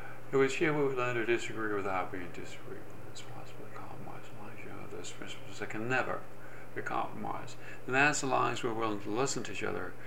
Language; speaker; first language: English; non-native, fluent; Japanese